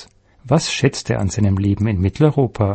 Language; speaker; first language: German; native; German